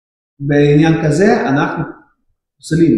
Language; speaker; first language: Hebrew; non-native, fluent; Russian